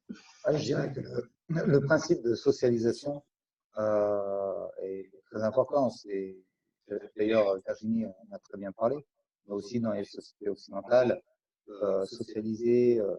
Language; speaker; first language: French; native; French